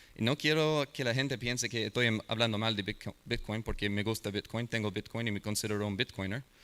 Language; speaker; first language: Spanish; non-native, learner; English